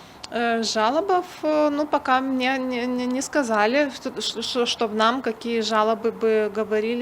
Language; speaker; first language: Russian; non-native, fluent; Lithuanian